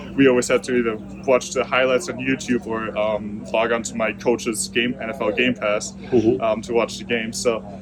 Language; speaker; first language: English; non-native, fluent; German